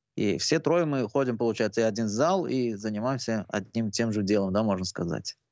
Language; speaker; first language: Russian; non-native, local second language; Azerbaijani